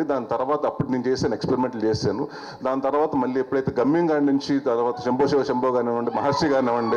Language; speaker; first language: Telugu; native; Telugu